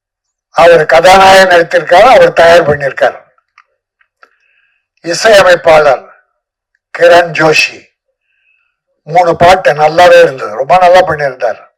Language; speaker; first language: Tamil; native; Tamil